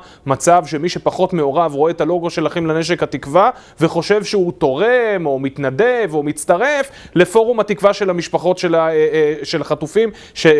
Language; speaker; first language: Hebrew; native; Hebrew